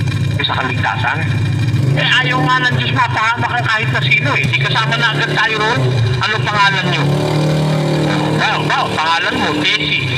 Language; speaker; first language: Filipino; native; Filipino